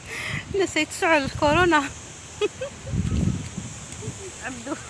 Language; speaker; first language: Arabic; native; Arabic